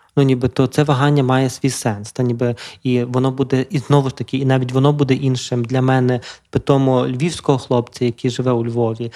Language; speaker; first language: Ukrainian; native; Ukrainian